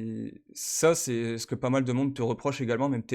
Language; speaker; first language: French; native; French